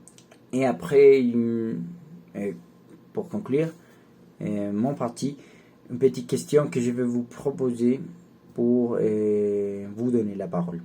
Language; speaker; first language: French; non-native, learner; Spanish